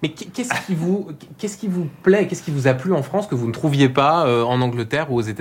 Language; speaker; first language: French; native; French